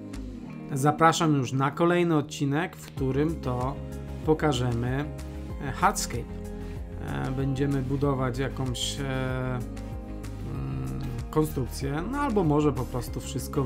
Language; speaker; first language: Polish; native; Polish